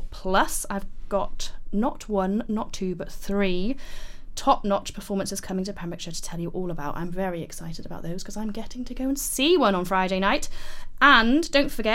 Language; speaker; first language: English; native; English